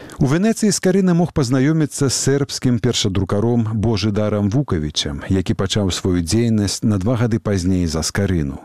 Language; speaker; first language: Belarusian; native; Belarusian